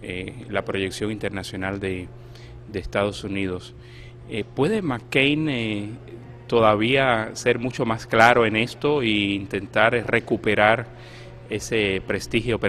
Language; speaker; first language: Spanish; native; Spanish